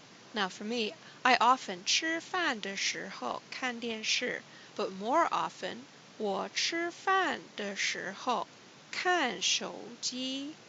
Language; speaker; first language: Chinese; non-native, fluent; English